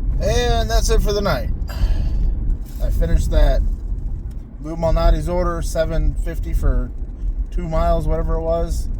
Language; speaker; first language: English; native; English